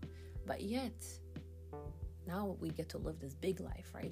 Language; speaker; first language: English; non-native, fluent; Polish